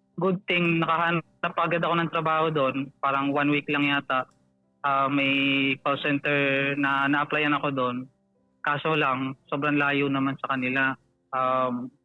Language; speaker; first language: Filipino; native; Filipino